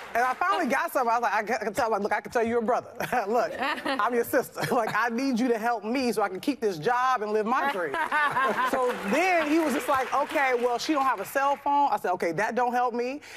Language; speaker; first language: English; native; English